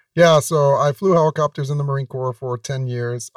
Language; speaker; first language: English; native; English